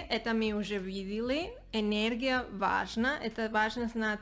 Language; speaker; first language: Russian; non-native, learner; Spanish